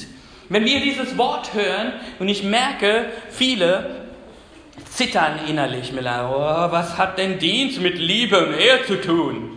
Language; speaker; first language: German; non-native, fluent; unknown